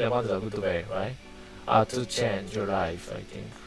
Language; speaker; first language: English; non-native, learner; Japanese